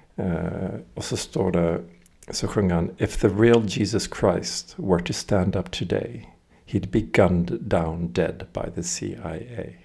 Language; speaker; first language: Swedish; early bilingual, other home language; English